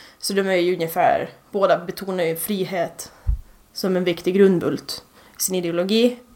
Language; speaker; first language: Swedish; native; Swedish